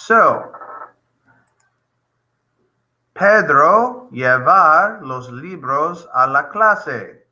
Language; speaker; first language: Spanish; non-native, fluent; English